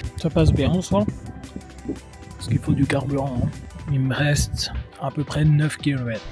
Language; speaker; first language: French; native; French